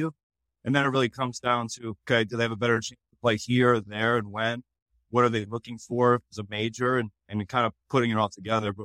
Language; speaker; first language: English; native; English